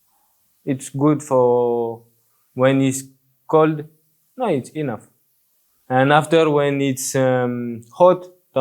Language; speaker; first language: English; non-native, learner; French